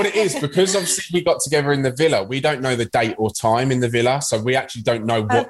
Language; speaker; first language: English; native; English